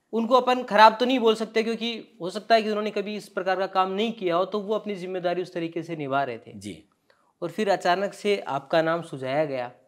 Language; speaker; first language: Hindi; native; Hindi